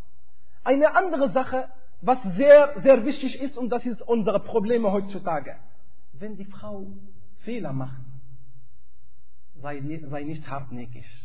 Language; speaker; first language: German; non-native, fluent; Arabic